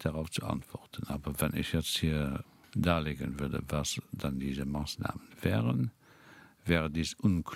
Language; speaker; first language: German; non-native, local second language; Luxembourgish